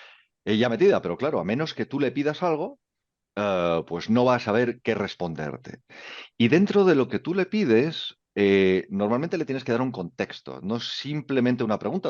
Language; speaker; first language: Spanish; native; Spanish